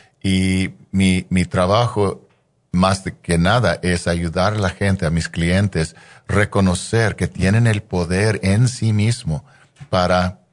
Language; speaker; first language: Spanish; non-native, fluent; English